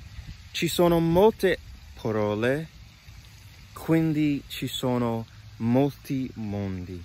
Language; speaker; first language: Italian; non-native, learner; English